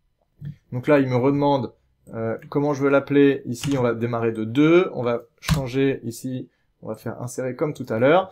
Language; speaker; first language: French; native; French